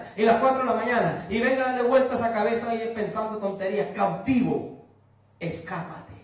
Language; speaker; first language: Spanish; native; Spanish